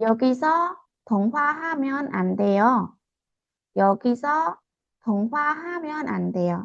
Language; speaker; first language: Korean; non-native, fluent; Khmer